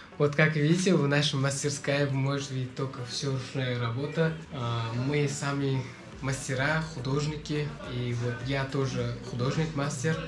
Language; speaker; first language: Russian; non-native, local second language; Uzbek